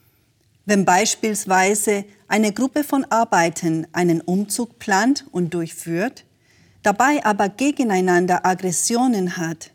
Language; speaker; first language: German; native; German